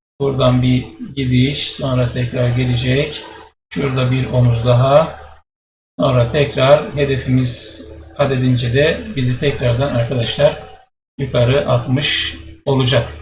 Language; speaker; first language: Turkish; native; Turkish